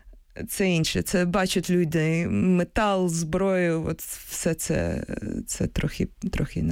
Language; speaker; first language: Ukrainian; non-native, local second language; Russian